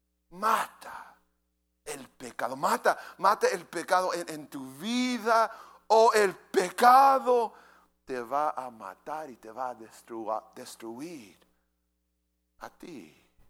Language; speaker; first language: Spanish; native; Spanish